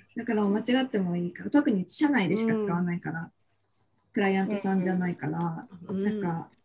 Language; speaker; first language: Japanese; native; Japanese